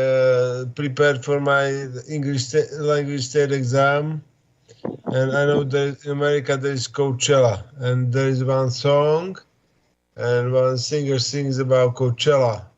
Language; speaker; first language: English; non-native, fluent; Slovak